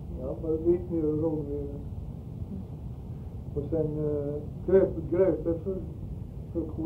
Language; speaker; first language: Swedish; early bilingual, heritage; Swedish